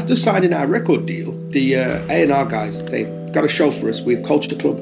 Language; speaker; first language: English; native; English